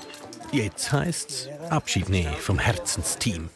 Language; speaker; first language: German; native; German